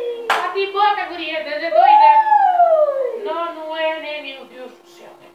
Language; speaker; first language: Portuguese; native; Portuguese